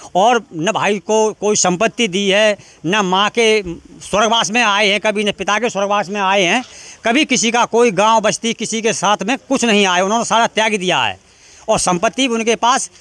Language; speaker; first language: Hindi; native; Hindi